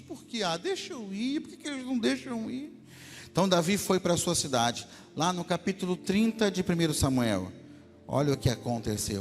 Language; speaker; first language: Portuguese; native; Portuguese